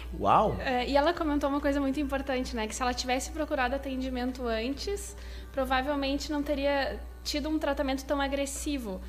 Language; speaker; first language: Portuguese; native; Portuguese